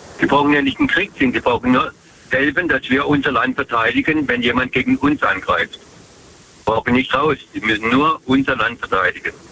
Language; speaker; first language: German; native; German